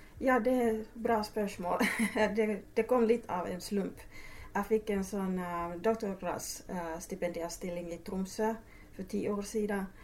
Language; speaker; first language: Swedish; non-native, local second language; Finnish